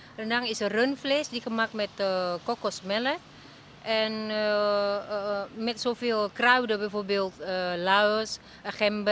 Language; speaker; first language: Dutch; non-native, learner; Indonesian